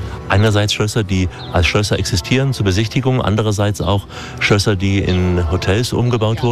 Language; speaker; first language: German; native; German